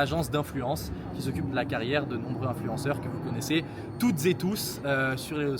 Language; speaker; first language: French; native; French